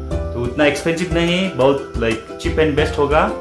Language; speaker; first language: Hindi; non-native, learner; Nepali